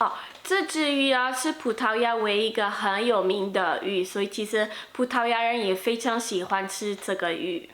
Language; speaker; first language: Chinese; non-native, fluent; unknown